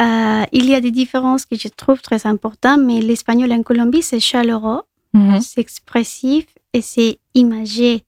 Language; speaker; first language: French; non-native, local second language; Spanish